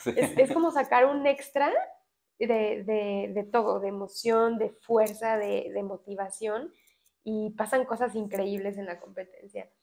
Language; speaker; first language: Spanish; native; Spanish